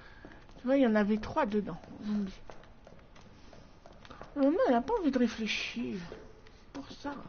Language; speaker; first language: French; native; French